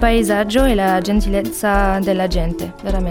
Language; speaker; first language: Italian; non-native, learner; French